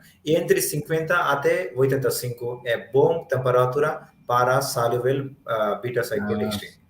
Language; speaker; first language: Portuguese; non-native, learner; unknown